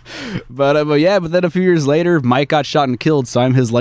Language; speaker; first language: English; early bilingual, other home language; Spanish